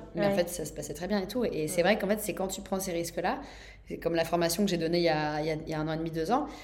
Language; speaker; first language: French; native; French